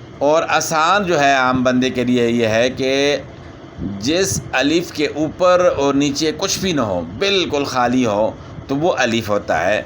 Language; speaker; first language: Urdu; native; Urdu